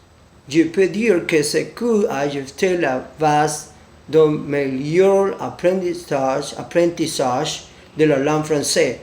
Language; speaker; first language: French; non-native, learner; Spanish